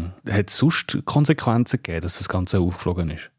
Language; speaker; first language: German; native; German